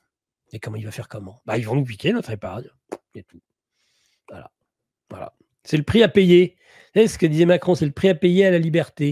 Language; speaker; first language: French; native; French